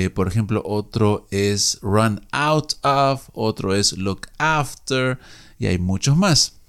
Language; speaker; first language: Spanish; native; Spanish